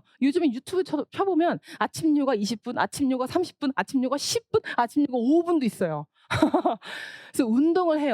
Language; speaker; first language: Korean; native; Korean